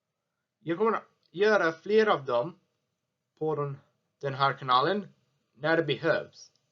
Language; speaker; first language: Swedish; non-native, learner; English